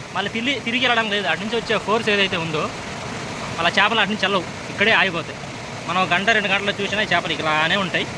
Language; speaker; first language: Telugu; non-native, local second language; Koya